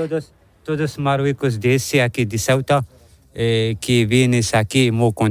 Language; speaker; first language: Spanish; non-native, learner; Arabic